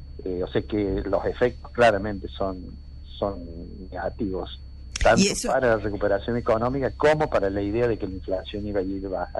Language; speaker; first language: Spanish; native; Spanish